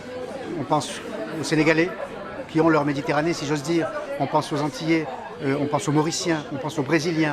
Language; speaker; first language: French; native; French